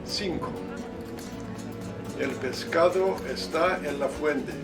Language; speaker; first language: Spanish; non-native, fluent; English